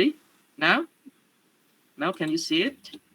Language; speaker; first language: English; non-native, learner; Indonesian